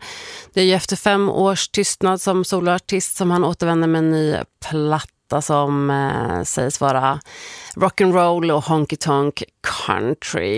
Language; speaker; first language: Swedish; native; Swedish